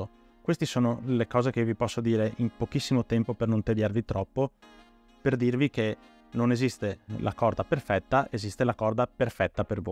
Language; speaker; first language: Italian; native; Italian